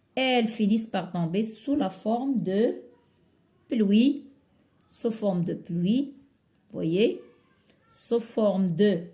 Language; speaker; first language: French; non-native, local second language; Arabic